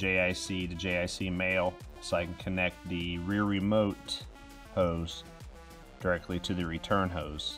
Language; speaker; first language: English; native; English